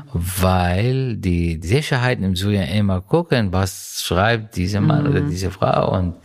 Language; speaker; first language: German; non-native, learner; Arabic